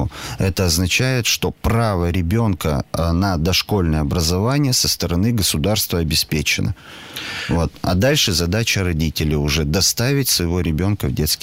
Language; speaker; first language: Russian; native; Russian